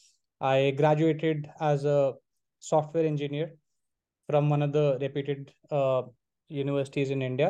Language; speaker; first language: English; non-native, local second language; Hindi